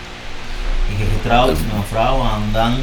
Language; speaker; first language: Dutch; non-native, learner; Spanish